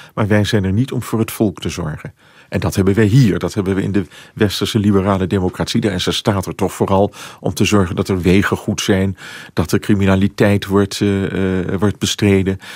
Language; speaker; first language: Dutch; native; Dutch